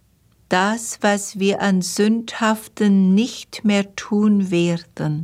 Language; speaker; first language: German; native; German